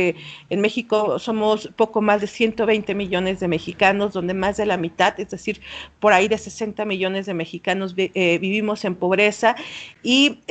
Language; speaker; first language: Spanish; native; Spanish